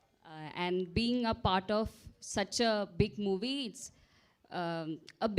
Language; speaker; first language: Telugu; non-native, learner; Malayalam